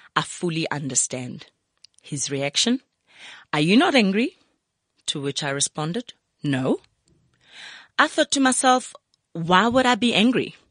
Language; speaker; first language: English; non-native, local second language; Zulu